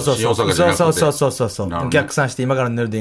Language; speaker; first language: Japanese; native; Japanese